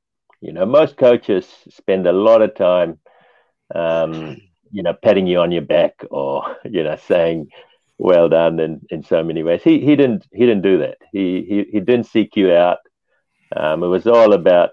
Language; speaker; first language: English; non-native, local second language; Tamil